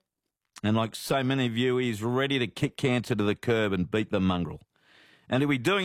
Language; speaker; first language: English; native; English